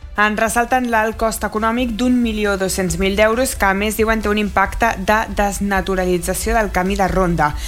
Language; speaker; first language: Catalan; native; Catalan